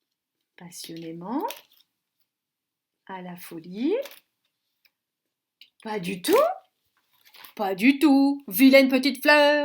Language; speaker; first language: French; native; French